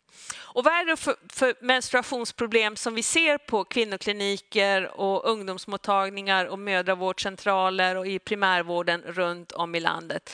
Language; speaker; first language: Swedish; native; Swedish